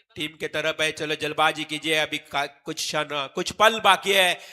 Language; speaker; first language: Hindi; non-native, local second language; Marathi